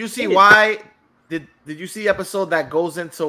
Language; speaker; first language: English; native; English